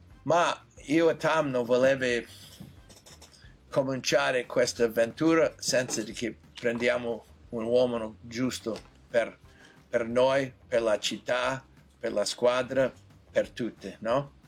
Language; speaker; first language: Italian; non-native, fluent; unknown